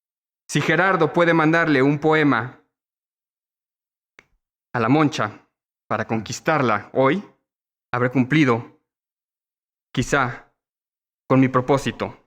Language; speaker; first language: Spanish; native; Spanish